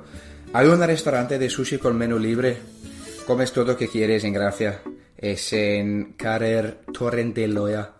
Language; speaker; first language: Spanish; non-native, learner; English